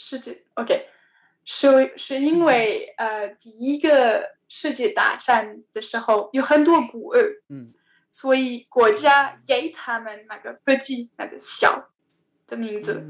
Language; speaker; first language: Chinese; non-native, learner; French